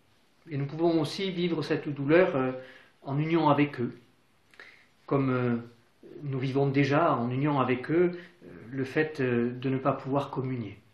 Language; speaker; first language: French; native; French